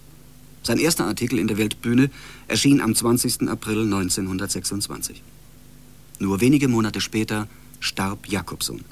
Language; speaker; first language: German; native; German